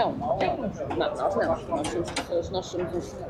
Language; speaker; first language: Portuguese; native; Portuguese